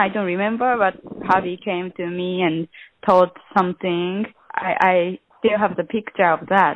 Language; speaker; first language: English; non-native, learner; Japanese